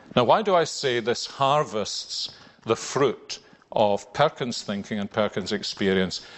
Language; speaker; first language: English; native; English